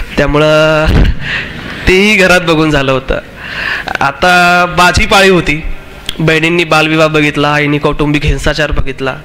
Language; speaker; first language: Marathi; non-native, local second language; Urdu